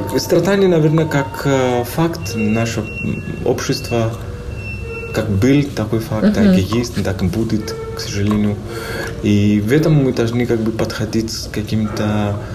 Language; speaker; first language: Russian; non-native, fluent; Greek